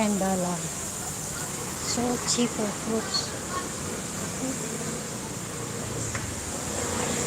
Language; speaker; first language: English; non-native, local second language; Filipino